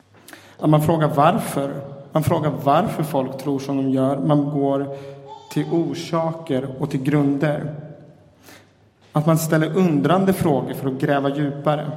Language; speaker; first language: Swedish; native; Swedish